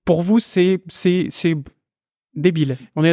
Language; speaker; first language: French; native; French